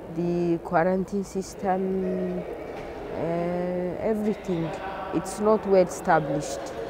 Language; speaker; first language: English; non-native, fluent; Amharic